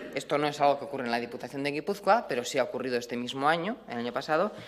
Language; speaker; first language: Spanish; native; Spanish